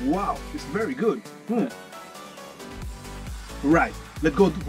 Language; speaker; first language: English; non-native, learner; Spanish